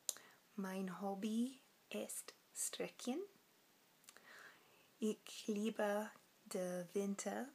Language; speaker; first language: German; non-native, learner; English